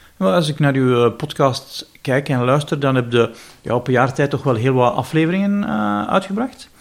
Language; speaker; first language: Dutch; native; Dutch